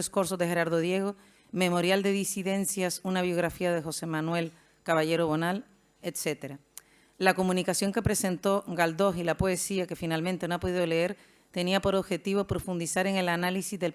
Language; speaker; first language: Spanish; native; Spanish